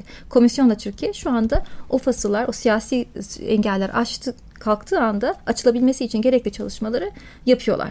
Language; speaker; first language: Turkish; native; Turkish